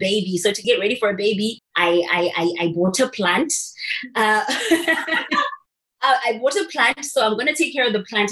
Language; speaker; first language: English; non-native, local second language; Shona